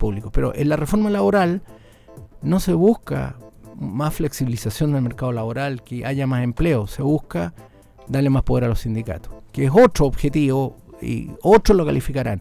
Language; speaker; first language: Spanish; native; Spanish